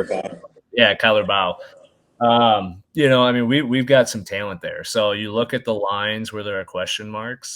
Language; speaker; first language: English; native; English